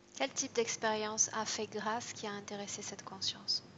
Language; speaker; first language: French; native; French